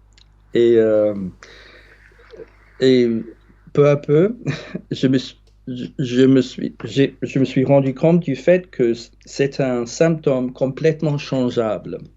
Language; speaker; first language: French; non-native, fluent; English